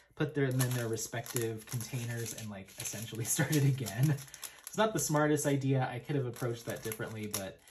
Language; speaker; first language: English; native; English